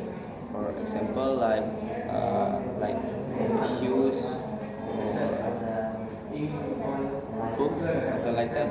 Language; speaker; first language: English; non-native, learner; Indonesian